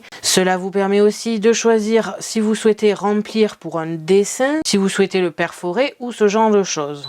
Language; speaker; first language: French; native; French